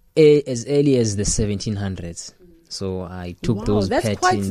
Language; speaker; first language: English; non-native, local second language; Xhosa